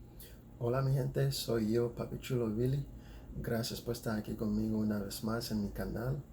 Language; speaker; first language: Spanish; non-native, fluent; Haitian Creole